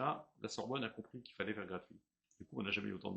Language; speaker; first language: French; native; French